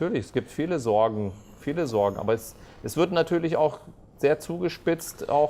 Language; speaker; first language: German; native; German